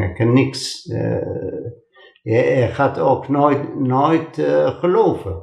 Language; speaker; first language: Dutch; non-native, fluent; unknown